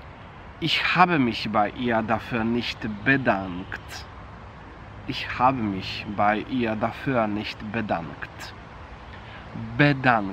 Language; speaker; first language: German; non-native, fluent; Polish